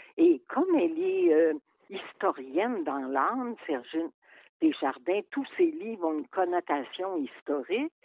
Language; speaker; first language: French; native; French